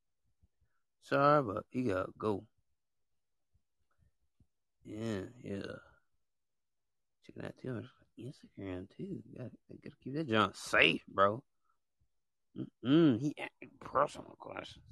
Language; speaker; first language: English; native; English